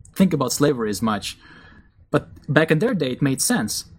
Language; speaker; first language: English; early bilingual, other home language; Russian